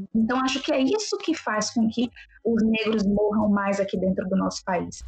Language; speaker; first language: Portuguese; native; Portuguese